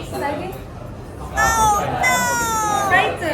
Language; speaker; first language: English; non-native, learner; Filipino